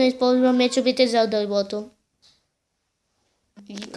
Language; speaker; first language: Bulgarian; native; Bulgarian